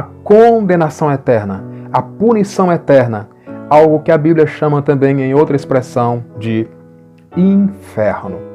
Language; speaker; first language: Portuguese; native; Portuguese